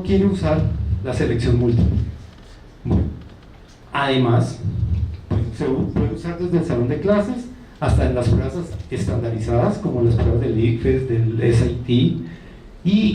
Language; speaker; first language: Spanish; native; Spanish